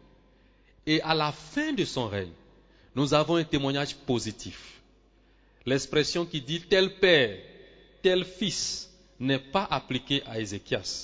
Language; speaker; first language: French; non-native, local second language; Swahili